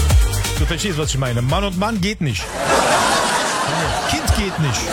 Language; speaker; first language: German; early bilingual, other home language; Turkish